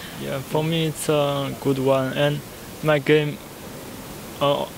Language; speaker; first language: English; non-native, learner; Chinese